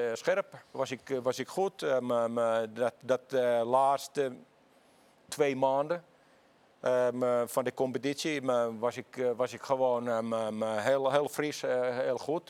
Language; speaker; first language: Dutch; non-native, fluent; Finnish